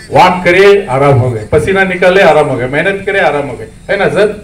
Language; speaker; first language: Hindi; non-native, local second language; Kannada